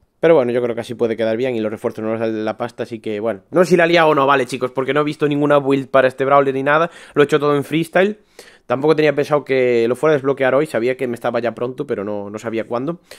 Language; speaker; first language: Spanish; native; Spanish